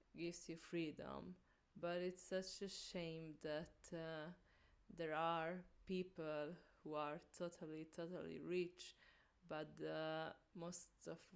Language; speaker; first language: English; non-native, learner; Hungarian